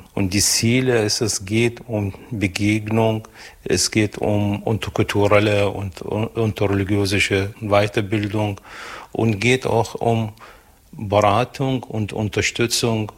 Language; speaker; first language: German; non-native, fluent; Arabic